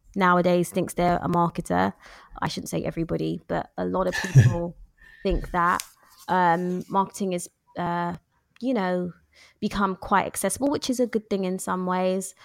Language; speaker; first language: English; native; English